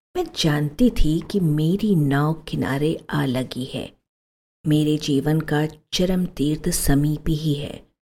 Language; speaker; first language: Hindi; native; Hindi